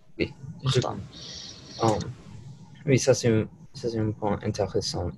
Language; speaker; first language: French; non-native, learner; English